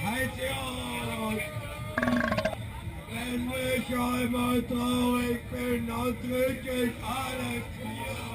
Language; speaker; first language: German; native; German